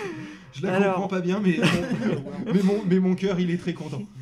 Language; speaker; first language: French; native; French